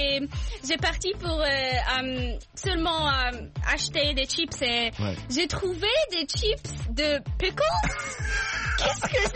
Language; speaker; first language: French; non-native, learner; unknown